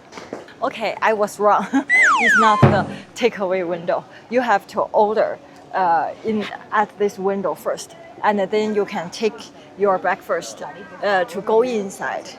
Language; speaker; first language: English; non-native, fluent; Chinese